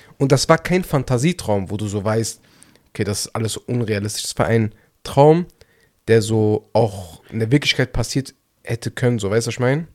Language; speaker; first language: German; early bilingual, other home language; Turkish